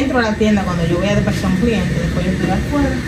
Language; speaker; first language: Spanish; native; Spanish